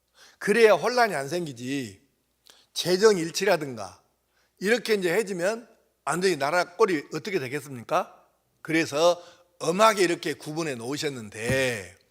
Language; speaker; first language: Korean; native; Korean